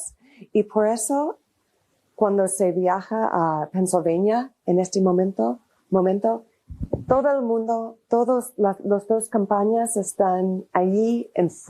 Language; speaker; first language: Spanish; non-native, fluent; English